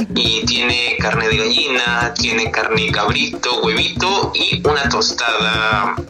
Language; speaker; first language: Spanish; native; Spanish